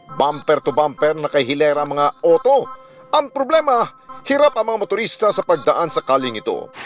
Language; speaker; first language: Filipino; native; Filipino